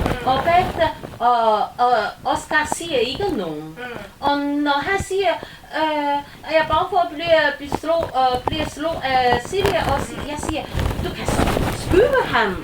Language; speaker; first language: Danish; non-native, learner; Chinese